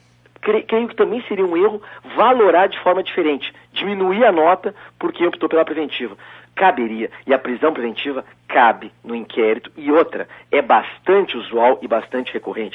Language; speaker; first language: Portuguese; native; Portuguese